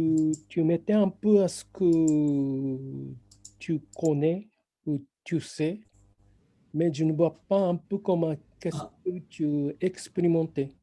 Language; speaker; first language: French; non-native, fluent; Japanese